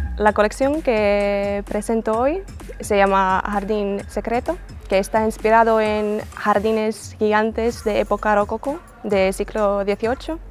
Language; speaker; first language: Spanish; non-native, fluent; Russian